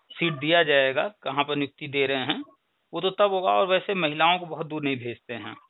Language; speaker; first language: Hindi; native; Hindi